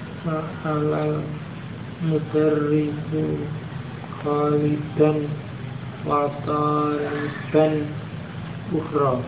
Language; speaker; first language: Arabic; non-native, learner; Indonesian